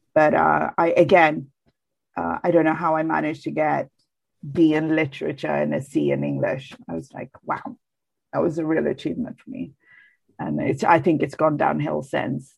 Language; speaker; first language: English; non-native, fluent; Bangla